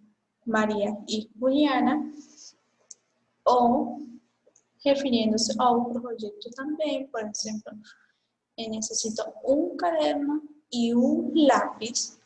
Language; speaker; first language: Portuguese; non-native, fluent; Spanish